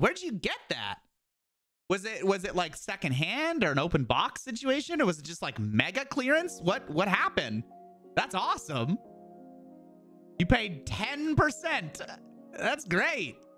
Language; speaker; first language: English; native; English